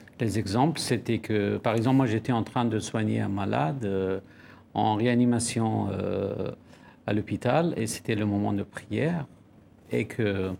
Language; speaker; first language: French; non-native, fluent; Persian